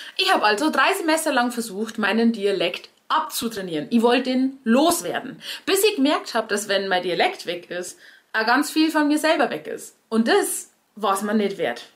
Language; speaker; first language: German; native; German